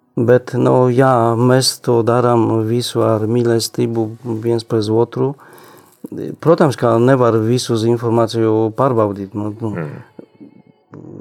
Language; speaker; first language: Latvian; non-native, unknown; Polish